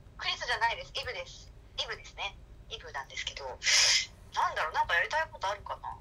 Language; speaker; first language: Japanese; native; Japanese